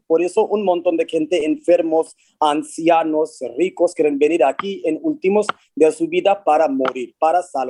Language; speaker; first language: Spanish; non-native, fluent; Hindi